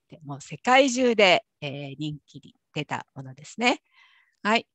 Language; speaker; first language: Japanese; native; Japanese